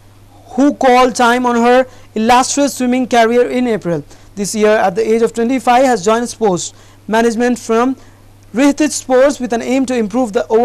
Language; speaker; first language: English; non-native, local second language; Urdu